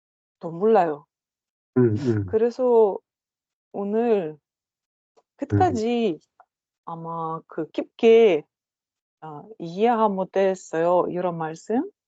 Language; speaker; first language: Korean; non-native, learner; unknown